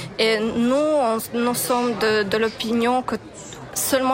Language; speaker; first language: French; non-native, fluent; Ukrainian